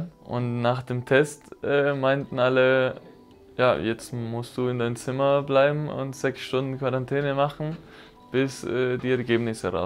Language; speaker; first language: German; non-native, fluent; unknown